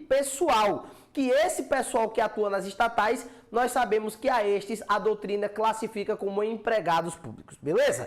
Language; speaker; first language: Portuguese; native; Portuguese